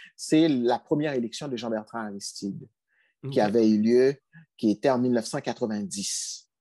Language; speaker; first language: French; non-native, local second language; Haitian Creole